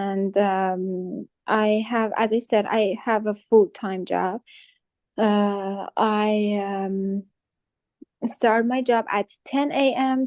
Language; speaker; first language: English; non-native, fluent; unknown